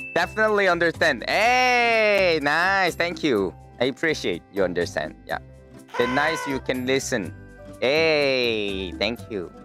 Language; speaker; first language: English; non-native, learner; Korean